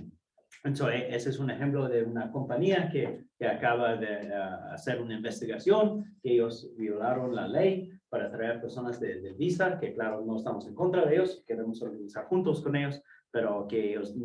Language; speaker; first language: Spanish; non-native, fluent; English